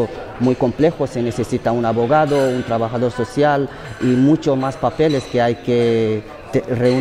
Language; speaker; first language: Spanish; non-native, fluent; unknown